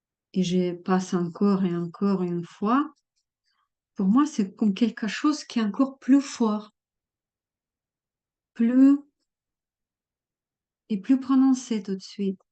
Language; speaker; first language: French; non-native, fluent; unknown